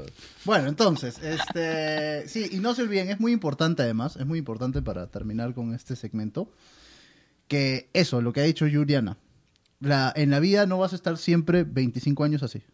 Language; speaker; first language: Spanish; native; Spanish